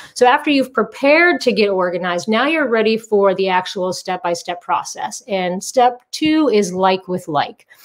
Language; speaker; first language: English; native; English